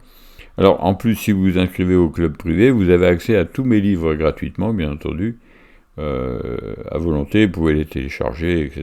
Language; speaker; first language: French; native; French